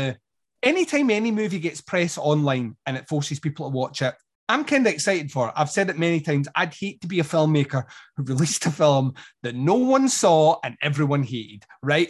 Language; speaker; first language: English; native; English